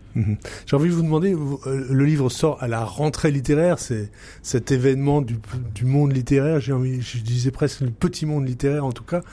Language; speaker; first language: French; native; French